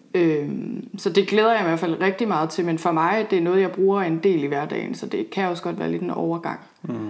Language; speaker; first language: Danish; native; Danish